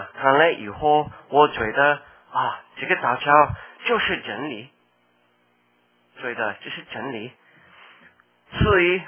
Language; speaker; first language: Chinese; non-native, learner; English